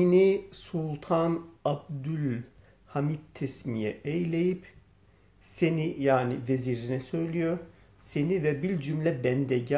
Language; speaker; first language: Turkish; native; Turkish